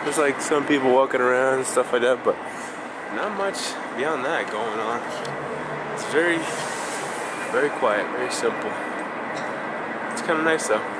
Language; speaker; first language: English; native; English